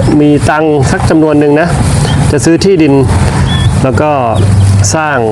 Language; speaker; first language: Thai; native; Thai